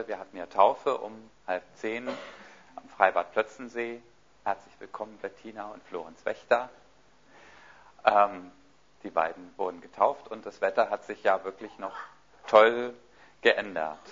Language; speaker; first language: German; native; German